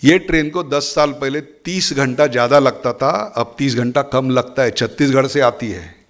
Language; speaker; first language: Hindi; non-native, local second language; Marathi